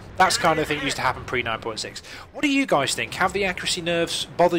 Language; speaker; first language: English; native; English